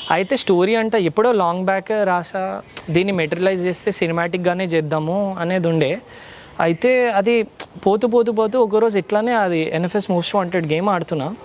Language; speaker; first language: Telugu; native; Telugu